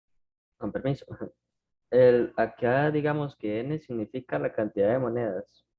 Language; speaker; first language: Spanish; native; Spanish